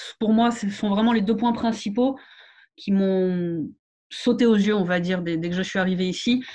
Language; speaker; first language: French; native; French